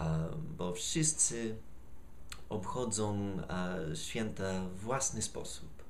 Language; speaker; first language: Polish; non-native, fluent; English